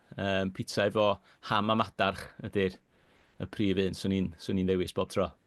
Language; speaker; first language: Welsh; native; Welsh